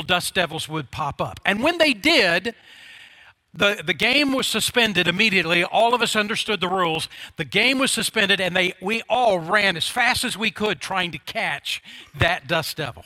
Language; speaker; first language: English; native; English